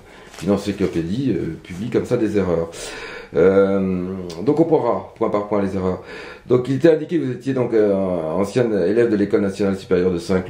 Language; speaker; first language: French; native; French